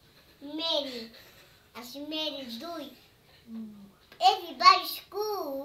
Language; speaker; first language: English; non-native, learner; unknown